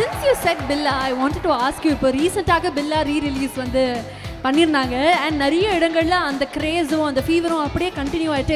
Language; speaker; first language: Tamil; native; Tamil